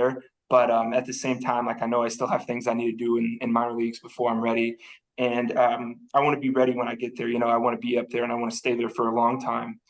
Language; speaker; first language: English; native; English